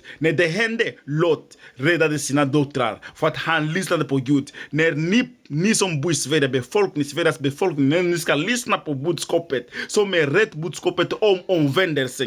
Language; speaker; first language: Swedish; non-native, fluent; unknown